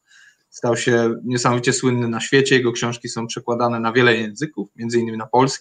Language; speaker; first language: Polish; native; Polish